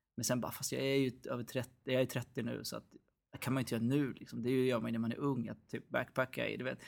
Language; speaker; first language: Swedish; early bilingual, other home language; Arabic